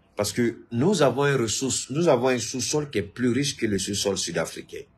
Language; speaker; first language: French; non-native, local second language; Bambara